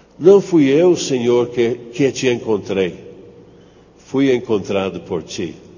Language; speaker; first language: Portuguese; non-native, fluent; English